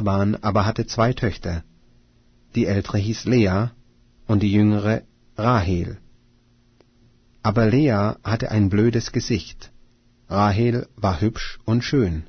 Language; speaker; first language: German; native; German